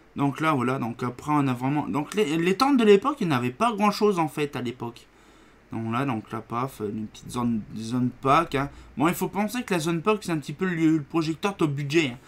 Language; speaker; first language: French; native; French